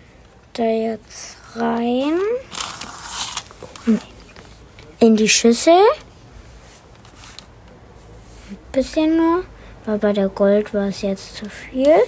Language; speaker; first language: German; native; German